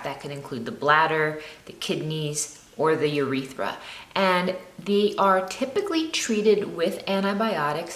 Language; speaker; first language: English; native; English